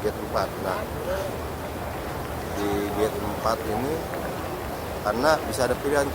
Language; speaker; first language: Indonesian; native; Indonesian